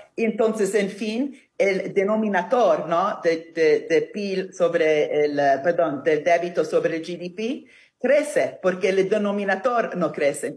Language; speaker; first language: Spanish; non-native, fluent; Italian